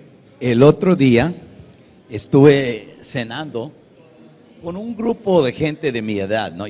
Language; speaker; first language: Spanish; early bilingual, heritage; English